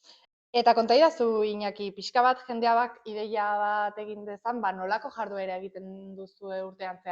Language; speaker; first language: Basque; native; Basque